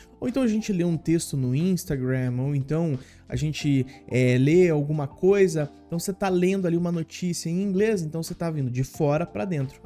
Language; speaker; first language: Portuguese; native; Portuguese